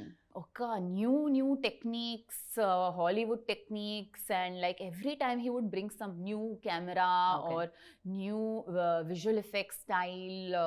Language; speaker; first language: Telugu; non-native, learner; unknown